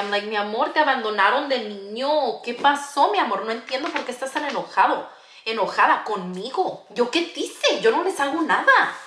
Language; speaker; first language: Spanish; early bilingual, heritage; Spanish